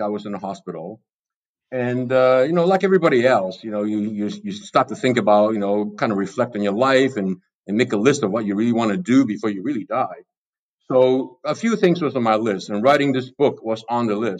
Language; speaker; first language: English; non-native, local second language; Cantonese